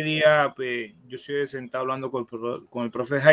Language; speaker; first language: Spanish; native; Spanish